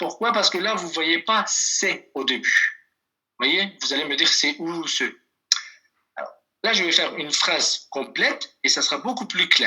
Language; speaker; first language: French; non-native, fluent; Kurdish